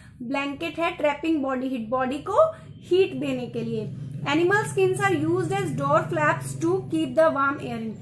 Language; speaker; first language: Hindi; non-native, local second language; Gujarati